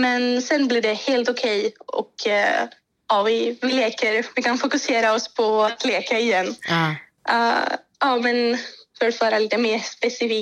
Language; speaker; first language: Swedish; non-native, fluent; Greek